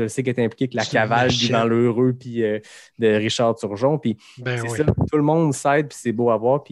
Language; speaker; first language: French; native; French